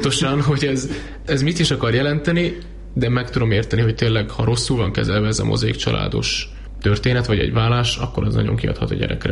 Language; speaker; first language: Hungarian; native; Hungarian